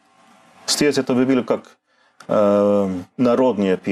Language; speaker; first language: Russian; non-native, learner; Swedish